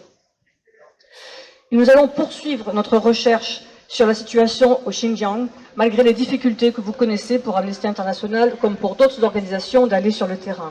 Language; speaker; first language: French; native; French